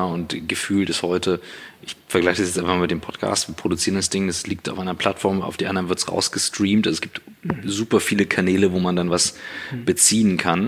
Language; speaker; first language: German; native; German